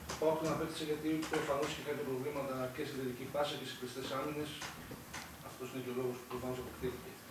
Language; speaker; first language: Greek; native; Greek